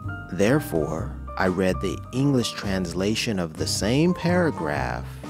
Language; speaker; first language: English; native; English